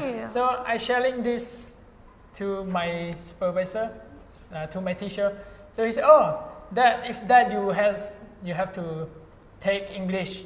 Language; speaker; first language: English; non-native, fluent; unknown